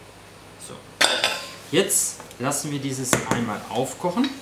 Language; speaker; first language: German; native; German